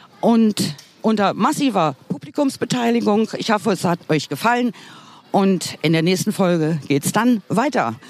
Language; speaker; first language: German; native; German